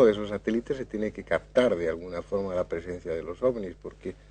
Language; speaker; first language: Spanish; native; Spanish